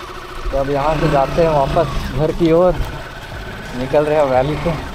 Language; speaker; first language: Hindi; native; Hindi